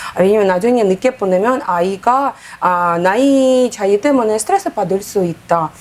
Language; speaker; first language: Korean; non-native, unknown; Uzbek